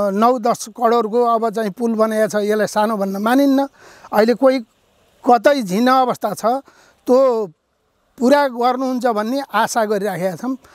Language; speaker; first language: Nepali; native; Nepali